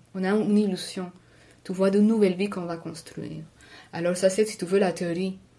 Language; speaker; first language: French; non-native, fluent; Spanish